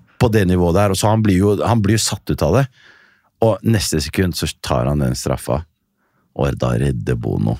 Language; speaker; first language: Norwegian; early bilingual, other home language; Riffian